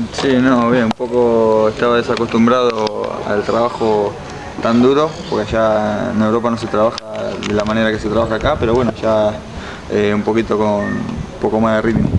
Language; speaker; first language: Spanish; native; Spanish